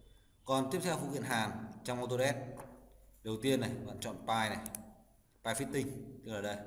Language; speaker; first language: Vietnamese; native; Vietnamese